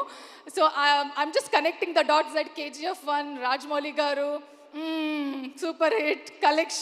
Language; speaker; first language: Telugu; non-native, learner; Kannada